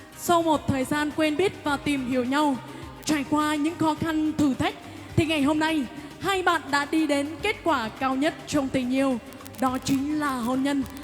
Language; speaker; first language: Vietnamese; non-native, local second language; Jarai